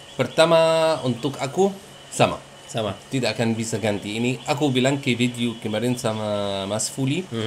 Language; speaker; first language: Indonesian; non-native, learner; French